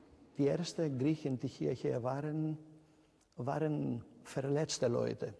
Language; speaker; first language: German; non-native, fluent; Greek